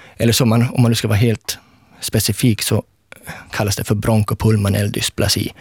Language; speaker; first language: Swedish; native; Swedish